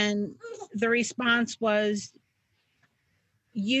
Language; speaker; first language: English; native; English